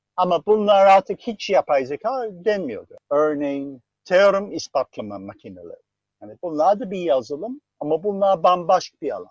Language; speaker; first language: Turkish; non-native, fluent; English